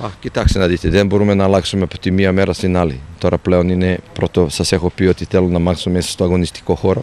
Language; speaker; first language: Greek; non-native, fluent; Serbian